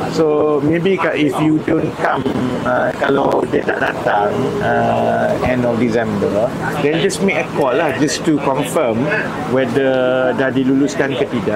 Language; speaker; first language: Malay; native; Malay